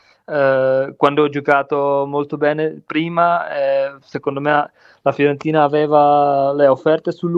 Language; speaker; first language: Italian; non-native, learner; Czech